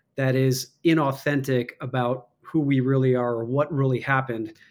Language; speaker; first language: English; native; English